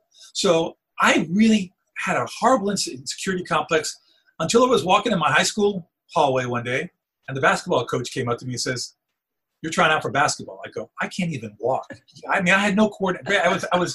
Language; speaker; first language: English; early bilingual, other home language; Spanish